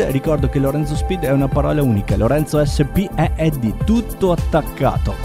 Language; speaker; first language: Italian; native; Italian